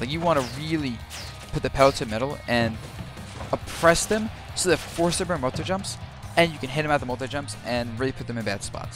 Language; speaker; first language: English; native; English